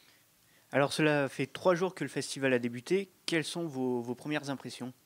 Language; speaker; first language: French; native; French